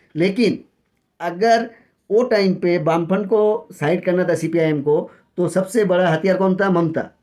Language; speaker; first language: Hindi; non-native, local second language; Bangla